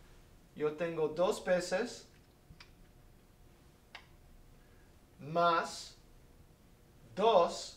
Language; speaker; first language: Spanish; non-native, fluent; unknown